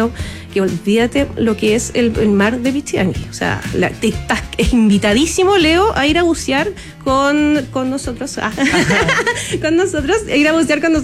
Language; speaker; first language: Spanish; native; Spanish